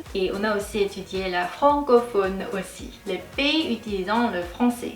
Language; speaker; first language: French; non-native, fluent; Korean